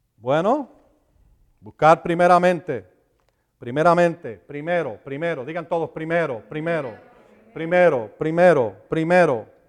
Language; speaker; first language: Spanish; native; Spanish